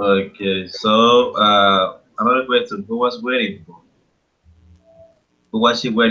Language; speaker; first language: English; non-native, fluent; Spanish